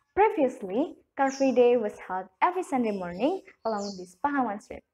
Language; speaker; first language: English; non-native, learner; Indonesian